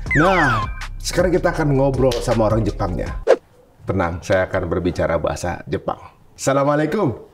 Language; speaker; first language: Indonesian; native; Indonesian